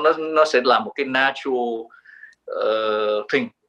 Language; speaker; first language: Vietnamese; native; Vietnamese